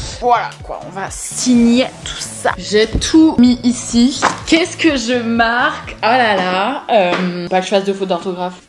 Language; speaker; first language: French; native; French